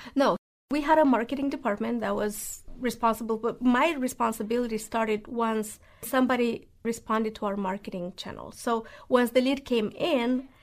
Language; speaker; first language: English; non-native, fluent; Romanian